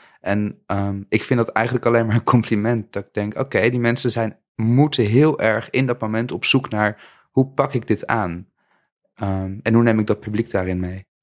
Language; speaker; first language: Dutch; native; Dutch